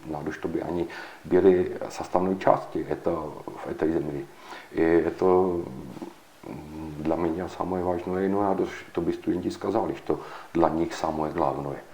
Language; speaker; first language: Russian; non-native, learner; Czech